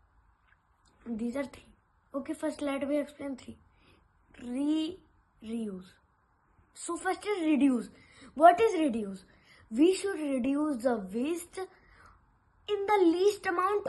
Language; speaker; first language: English; non-native, local second language; Hindi